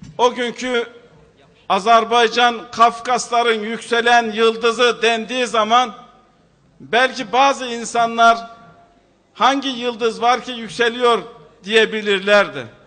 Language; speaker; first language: Turkish; native; Turkish